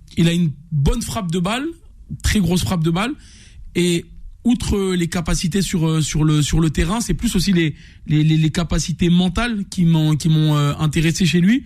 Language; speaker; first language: French; native; French